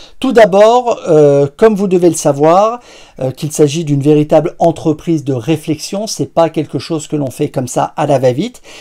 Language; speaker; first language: French; native; French